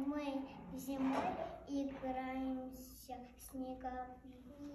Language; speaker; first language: Russian; non-native, local second language; Kazakh